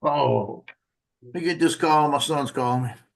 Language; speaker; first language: English; native; English